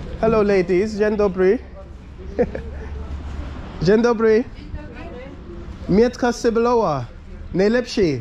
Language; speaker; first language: Polish; non-native, learner; English